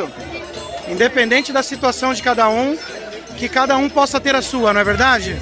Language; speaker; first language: Portuguese; native; Portuguese